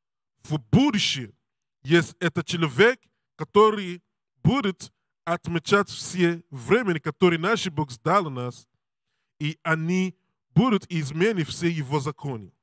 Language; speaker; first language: Russian; non-native, learner; English